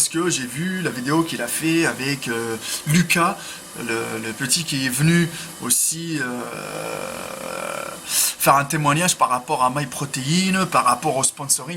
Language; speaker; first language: French; native; French